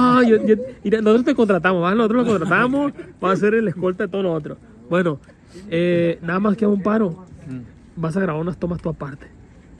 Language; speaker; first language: Spanish; native; Spanish